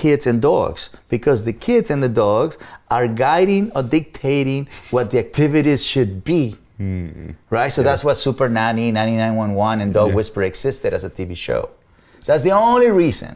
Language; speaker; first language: English; non-native, fluent; Spanish